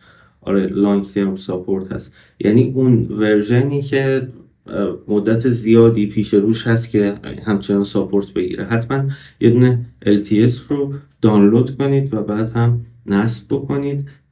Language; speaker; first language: Persian; native; Persian